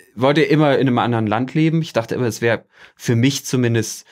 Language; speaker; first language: German; native; German